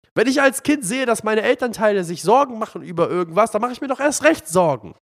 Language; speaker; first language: German; non-native, fluent; Arabic